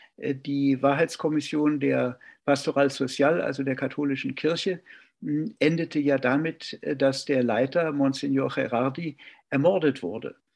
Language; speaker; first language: German; native; German